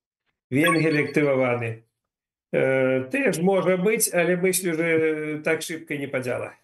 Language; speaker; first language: Polish; non-native, learner; Ukrainian